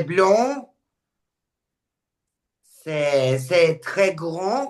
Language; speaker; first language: French; non-native, learner; Turkish